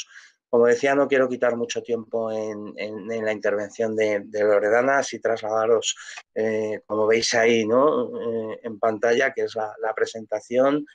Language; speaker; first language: Spanish; native; Spanish